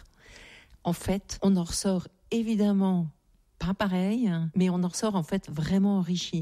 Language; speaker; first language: French; native; French